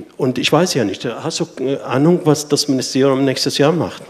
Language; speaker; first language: German; non-native, fluent; Arabic